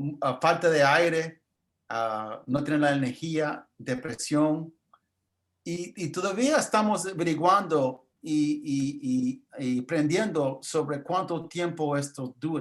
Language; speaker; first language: Spanish; early bilingual, heritage; English